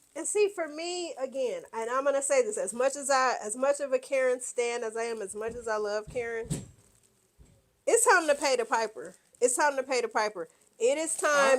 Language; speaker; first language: English; native; English